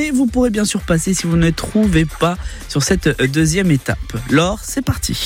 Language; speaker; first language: French; native; French